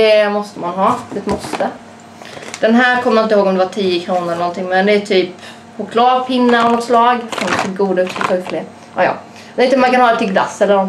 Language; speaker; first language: Swedish; native; Swedish